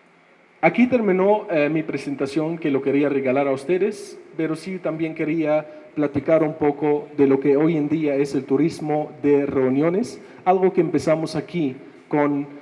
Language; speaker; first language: Spanish; non-native, fluent; Arabic